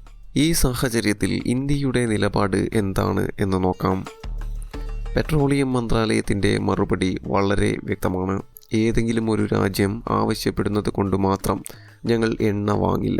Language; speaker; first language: Malayalam; native; Malayalam